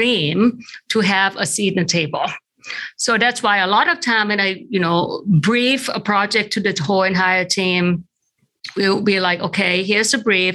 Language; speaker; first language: English; non-native, fluent; Thai